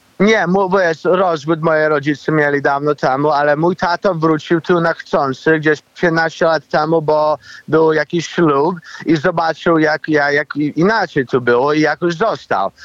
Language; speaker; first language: Polish; early bilingual, heritage; Polish